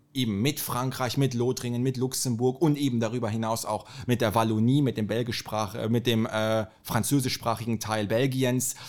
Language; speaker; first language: German; native; German